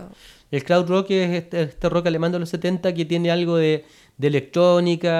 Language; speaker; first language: Spanish; native; Spanish